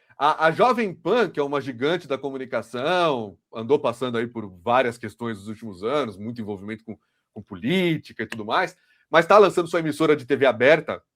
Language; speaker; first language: Portuguese; native; Portuguese